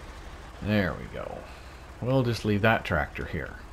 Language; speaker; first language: English; native; English